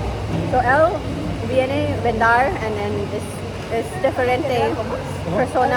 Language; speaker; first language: Spanish; non-native, learner; Lao